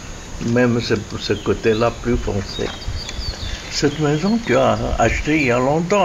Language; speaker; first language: French; non-native, fluent; Chinese